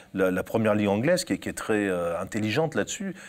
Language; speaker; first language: French; native; French